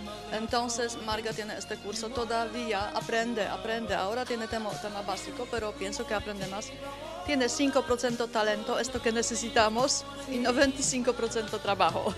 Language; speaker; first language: Spanish; non-native, learner; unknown